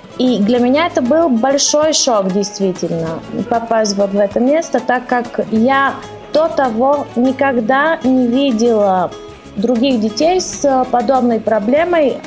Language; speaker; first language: Russian; early bilingual, heritage; Russian